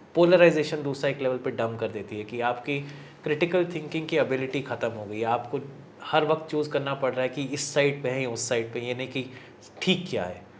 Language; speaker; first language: Hindi; native; Hindi